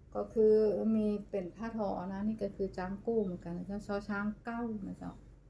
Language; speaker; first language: Thai; native; Thai